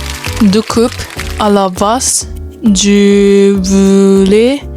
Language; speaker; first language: French; non-native, learner; Japanese